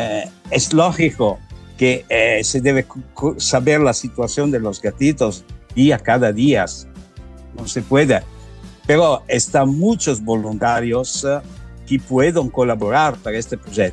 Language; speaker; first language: Spanish; non-native, learner; Italian